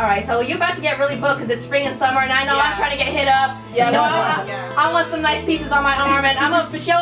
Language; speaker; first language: English; native; English